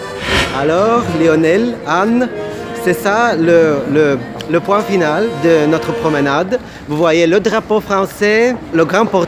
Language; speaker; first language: French; non-native, fluent; Russian